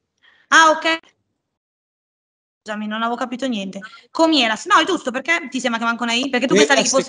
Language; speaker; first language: Italian; native; Italian